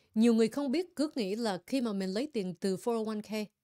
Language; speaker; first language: Vietnamese; native; Vietnamese